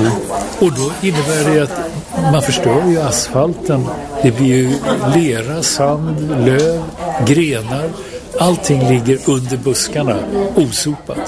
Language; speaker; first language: Swedish; native; Swedish